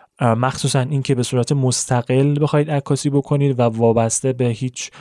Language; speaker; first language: Persian; native; Persian